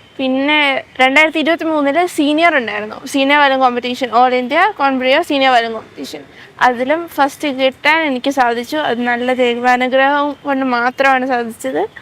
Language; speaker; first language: Malayalam; native; Malayalam